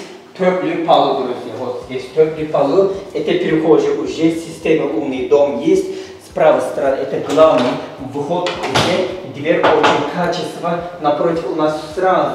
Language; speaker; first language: Russian; non-native, learner; Turkish